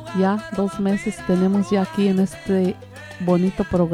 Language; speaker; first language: Spanish; native; Spanish